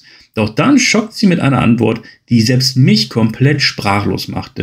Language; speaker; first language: German; native; German